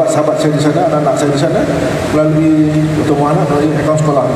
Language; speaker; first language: Malay; native; Malay